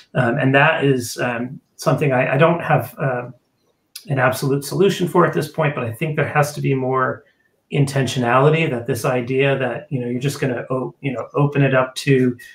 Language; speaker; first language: English; native; English